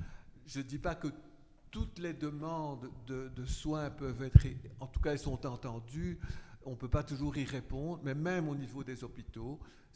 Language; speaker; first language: French; native; French